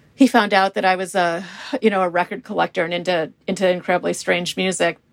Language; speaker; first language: English; native; English